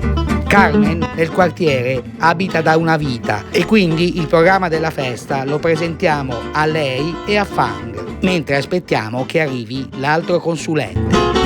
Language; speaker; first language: Italian; native; Italian